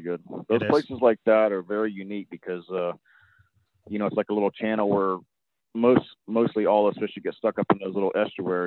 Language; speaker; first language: English; native; English